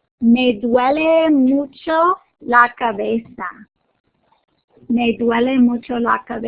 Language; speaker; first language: Spanish; non-native, fluent; English